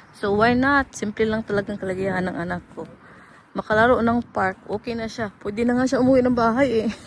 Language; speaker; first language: Filipino; native; Filipino